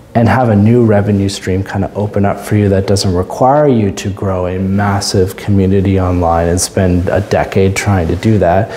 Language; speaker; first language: English; native; English